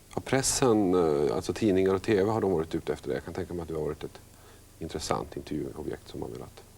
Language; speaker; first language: Swedish; native; Swedish